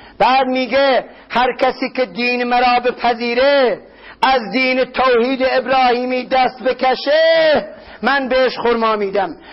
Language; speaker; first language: Persian; non-native, local second language; Kurdish